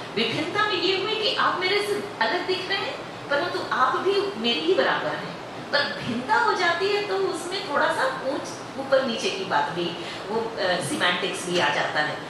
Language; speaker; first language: Hindi; non-native, local second language; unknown